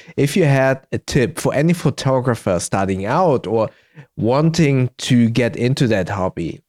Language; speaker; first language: English; early bilingual, heritage; German